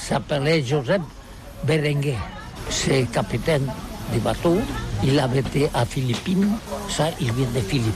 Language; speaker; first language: French; non-native, learner; Catalan